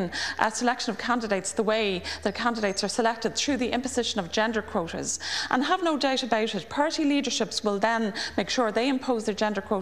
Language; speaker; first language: English; native; English